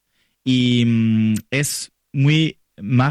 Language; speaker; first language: Spanish; non-native, learner; French